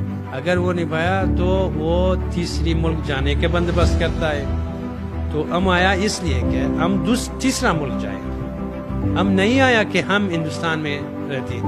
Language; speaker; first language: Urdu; non-native, learner; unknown